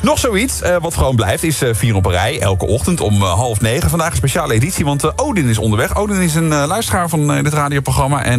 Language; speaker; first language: Dutch; native; Dutch